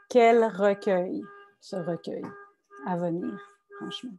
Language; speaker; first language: French; native; French